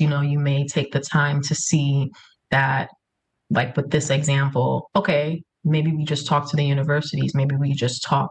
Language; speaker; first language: English; early bilingual, other home language; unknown